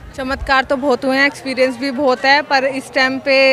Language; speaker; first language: Hindi; native; Hindi